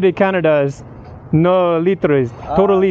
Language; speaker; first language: Spanish; non-native, learner; English